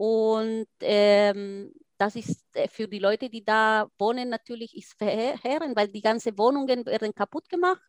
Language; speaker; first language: German; non-native, fluent; Spanish